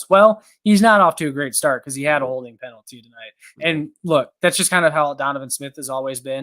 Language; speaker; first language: English; native; English